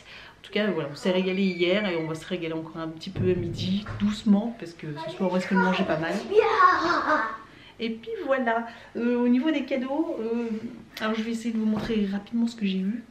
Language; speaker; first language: French; native; French